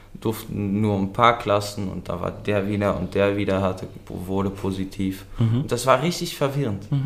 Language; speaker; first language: German; early bilingual, other home language; Dutch